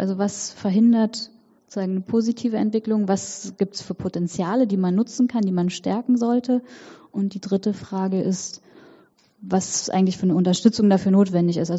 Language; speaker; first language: German; native; German